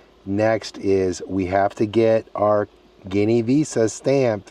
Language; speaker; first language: English; native; English